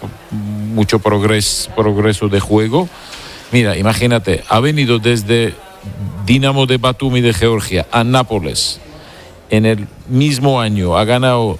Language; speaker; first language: Spanish; non-native, fluent; Georgian